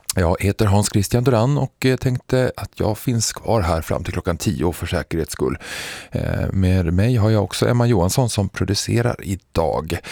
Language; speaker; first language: Swedish; native; Swedish